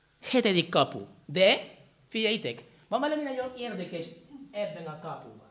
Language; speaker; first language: Hungarian; non-native, fluent; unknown